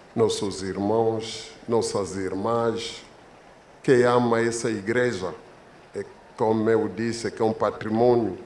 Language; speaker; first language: Portuguese; non-native, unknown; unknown